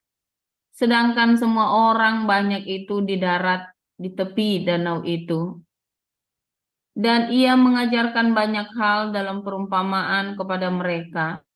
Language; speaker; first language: Indonesian; native; Indonesian